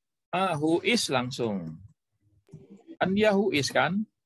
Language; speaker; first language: English; non-native, fluent; Indonesian